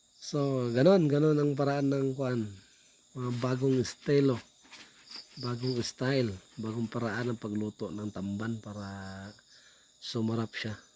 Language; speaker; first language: Filipino; non-native, local second language; Cebuano